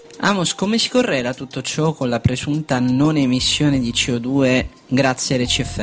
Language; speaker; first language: Italian; native; Italian